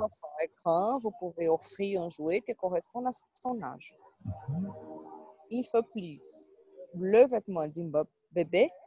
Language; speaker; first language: French; non-native, learner; Portuguese